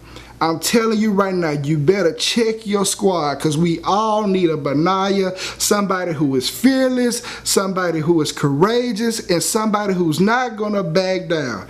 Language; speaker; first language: English; native; English